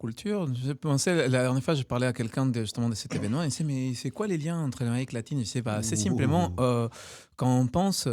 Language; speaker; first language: French; non-native, fluent; Spanish